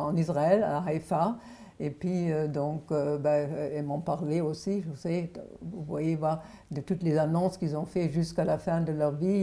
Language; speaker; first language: French; non-native, fluent; German